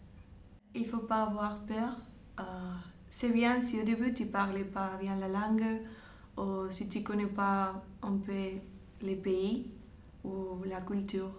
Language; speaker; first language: French; non-native, fluent; Spanish